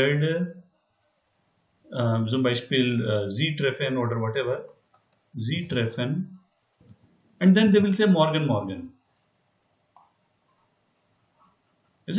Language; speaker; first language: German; non-native, learner; Hindi